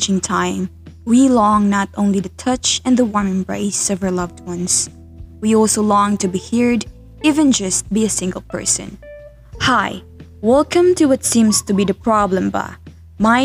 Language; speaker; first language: English; non-native, local second language; Cebuano